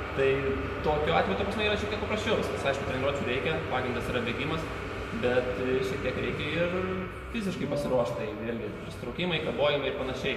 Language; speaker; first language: Lithuanian; native; Lithuanian